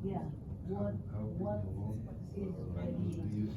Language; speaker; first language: English; non-native, learner; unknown